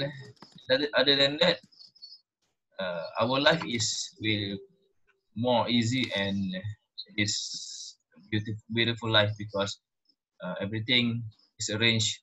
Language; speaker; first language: English; non-native, local second language; Malay